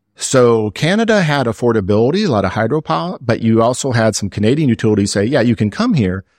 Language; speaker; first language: English; native; English